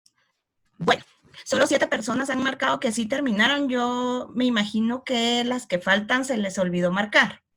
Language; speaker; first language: Spanish; native; Spanish